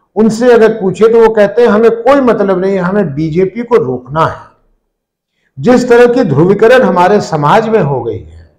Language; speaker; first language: Hindi; native; Hindi